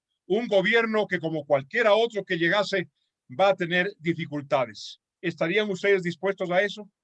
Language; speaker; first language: Spanish; native; Spanish